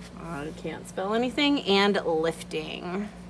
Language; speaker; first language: English; native; English